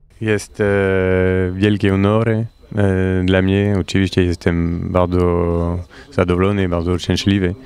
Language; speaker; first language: Polish; non-native, learner; French